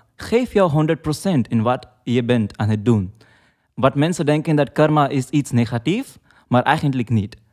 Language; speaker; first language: Dutch; non-native, fluent; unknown